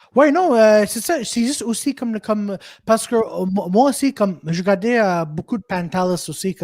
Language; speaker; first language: French; non-native, local second language; English